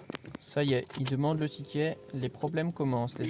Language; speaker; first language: French; native; French